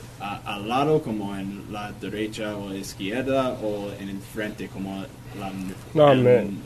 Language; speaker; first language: Spanish; non-native, learner; English